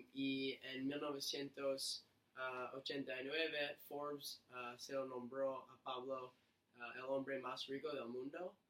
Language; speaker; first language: Spanish; non-native, learner; English